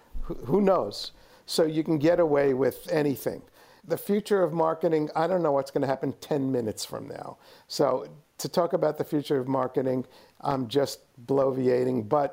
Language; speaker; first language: English; native; English